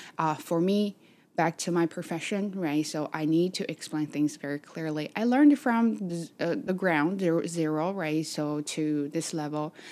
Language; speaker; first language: English; non-native, fluent; Chinese